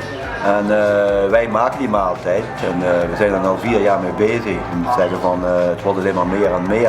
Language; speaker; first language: Dutch; native; Dutch